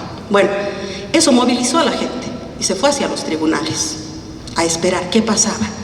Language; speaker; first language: Spanish; native; Spanish